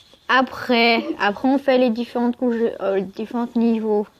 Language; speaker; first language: French; native; French